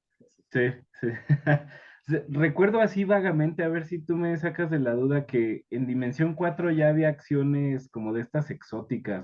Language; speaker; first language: Spanish; native; Spanish